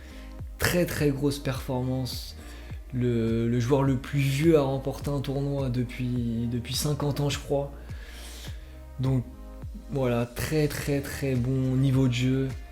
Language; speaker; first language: French; native; French